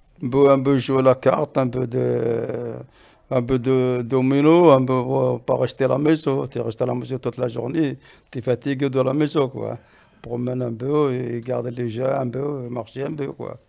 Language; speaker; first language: French; non-native, learner; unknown